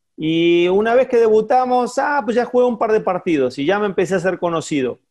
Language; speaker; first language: Spanish; native; Spanish